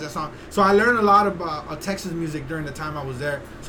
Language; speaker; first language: English; early bilingual, other home language; Spanish